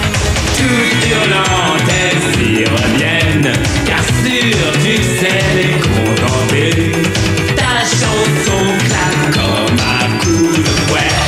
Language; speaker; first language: French; native; French